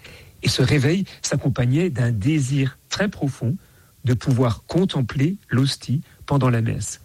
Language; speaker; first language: French; native; French